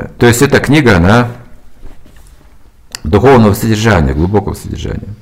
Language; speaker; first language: Russian; native; Russian